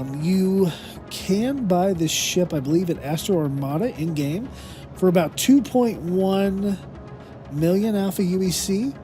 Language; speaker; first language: English; native; English